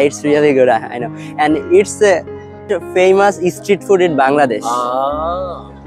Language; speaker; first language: English; non-native, fluent; Bangla